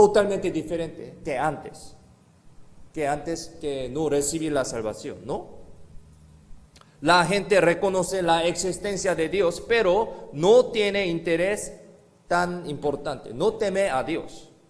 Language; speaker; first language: Spanish; non-native, learner; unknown